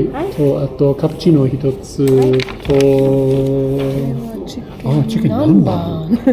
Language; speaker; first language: Japanese; non-native, fluent; English